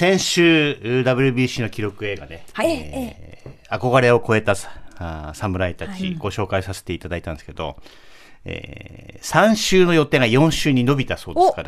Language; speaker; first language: Japanese; native; Japanese